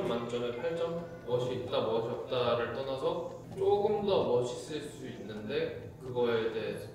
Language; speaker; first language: Korean; native; Korean